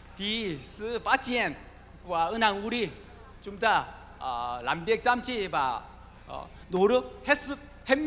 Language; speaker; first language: Vietnamese; non-native, learner; Korean